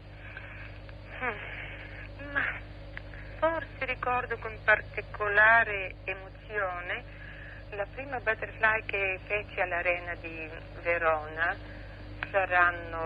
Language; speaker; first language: Italian; non-native, fluent; Bulgarian